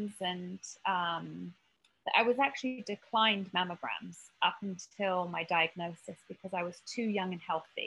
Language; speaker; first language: English; native; English